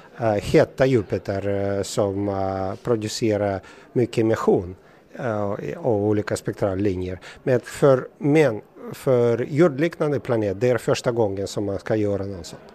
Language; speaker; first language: Swedish; non-native, fluent; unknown